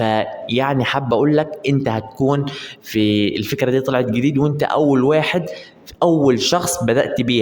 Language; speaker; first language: Arabic; native; Arabic